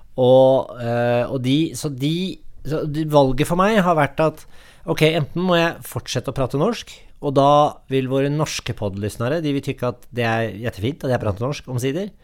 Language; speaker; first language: Norwegian; native; Norwegian